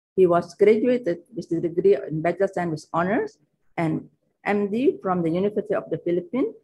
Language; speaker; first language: English; non-native, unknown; Indonesian